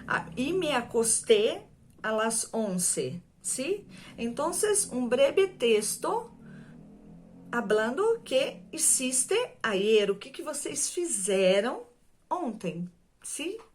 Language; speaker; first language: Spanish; non-native, fluent; Portuguese